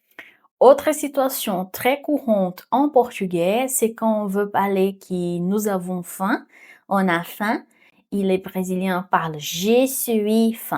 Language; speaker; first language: French; non-native, fluent; Portuguese